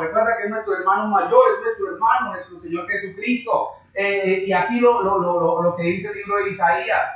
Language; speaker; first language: Spanish; native; Spanish